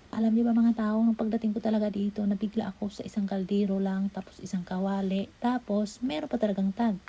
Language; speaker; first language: Filipino; non-native, local second language; Cebuano